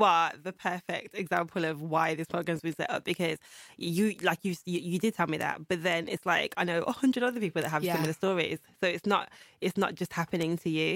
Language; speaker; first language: English; native; English